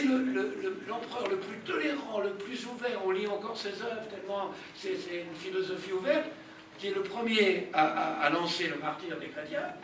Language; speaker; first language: French; native; French